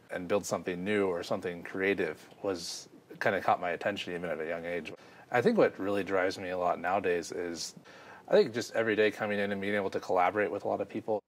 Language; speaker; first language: English; native; English